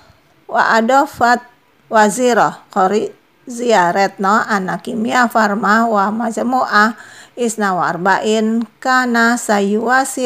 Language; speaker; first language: Arabic; non-native, fluent; Indonesian